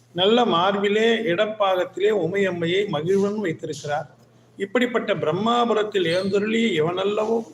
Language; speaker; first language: Tamil; native; Tamil